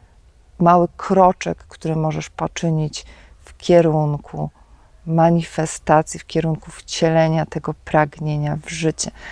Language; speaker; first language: Polish; native; Polish